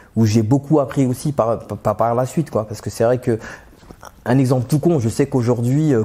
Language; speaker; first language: French; native; French